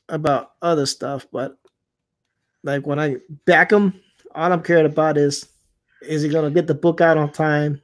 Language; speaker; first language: English; non-native, fluent; Spanish